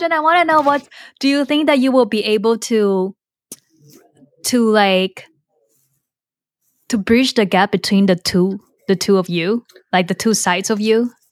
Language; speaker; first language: English; non-native, fluent; Chinese